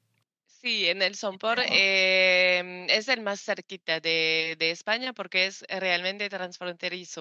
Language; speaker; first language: Spanish; non-native, learner; French